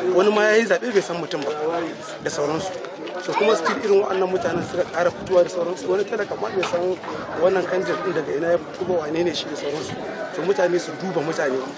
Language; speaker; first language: Hausa; native; Hausa